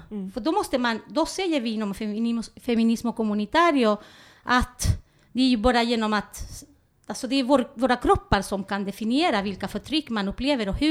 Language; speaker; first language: Swedish; non-native, fluent; Spanish